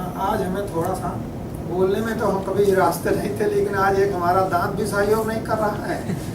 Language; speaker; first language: Hindi; native; Hindi